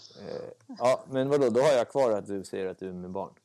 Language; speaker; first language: Swedish; native; Swedish